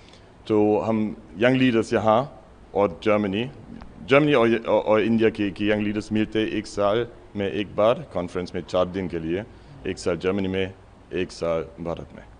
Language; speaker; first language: Hindi; non-native, learner; German